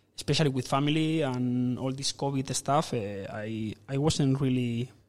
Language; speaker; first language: English; non-native, fluent; Spanish